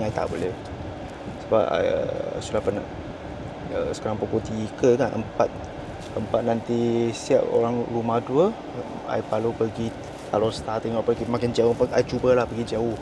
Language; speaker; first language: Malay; non-native, local second language; Chinese